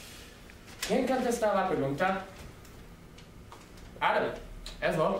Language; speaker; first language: Spanish; non-native, learner; English